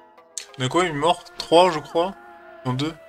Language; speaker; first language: French; native; French